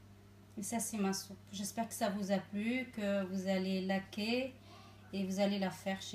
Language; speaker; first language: French; non-native, local second language; Arabic